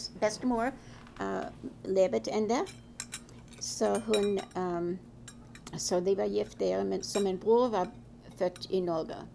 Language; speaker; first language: Norwegian; early bilingual, heritage; Norwegian